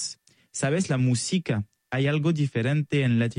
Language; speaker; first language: Spanish; non-native, learner; French